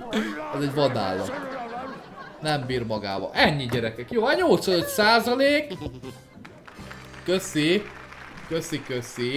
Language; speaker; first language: Hungarian; native; Hungarian